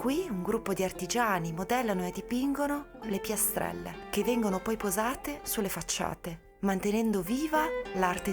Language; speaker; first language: Italian; native; Italian